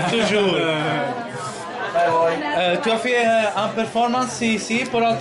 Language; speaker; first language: French; non-native, fluent; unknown